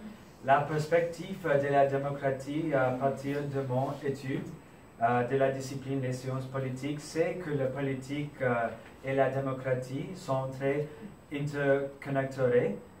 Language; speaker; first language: French; non-native, fluent; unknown